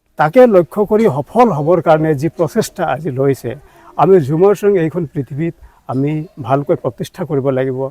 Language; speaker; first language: Assamese; non-native, local second language; Sadri